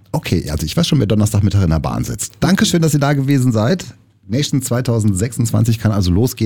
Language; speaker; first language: German; native; German